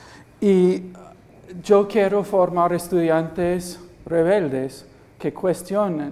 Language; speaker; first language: Spanish; non-native, fluent; English